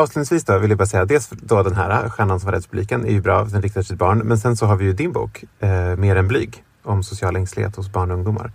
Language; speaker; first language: Swedish; native; Swedish